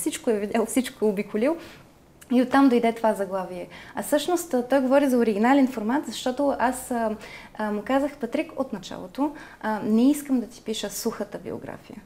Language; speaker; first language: Bulgarian; early bilingual, heritage; Bulgarian